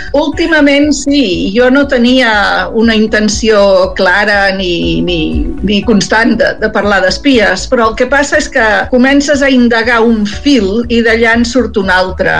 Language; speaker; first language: Catalan; native; Catalan